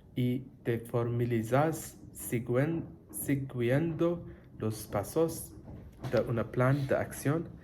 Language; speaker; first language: Spanish; non-native, learner; English